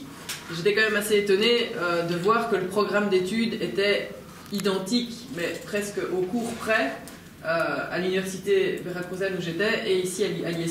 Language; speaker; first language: French; native; French